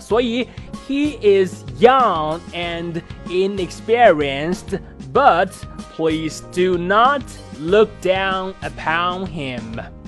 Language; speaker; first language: English; non-native, fluent; Chinese